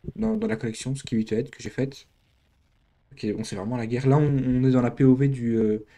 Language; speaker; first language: French; native; French